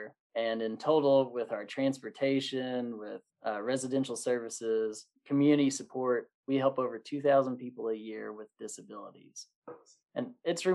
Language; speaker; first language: English; native; English